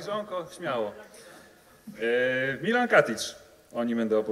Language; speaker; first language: Polish; native; Polish